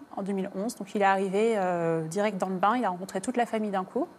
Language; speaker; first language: French; native; French